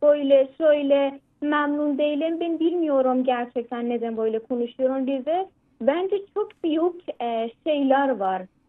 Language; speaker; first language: Turkish; non-native, learner; Persian